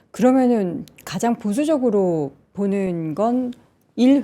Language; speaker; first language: Korean; native; Korean